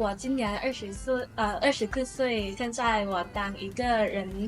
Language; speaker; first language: Chinese; non-native, learner; Thai